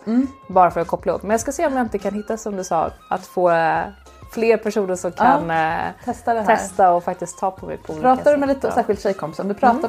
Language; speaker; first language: Swedish; native; Swedish